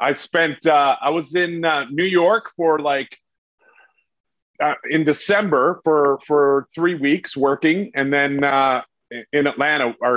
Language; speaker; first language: English; native; English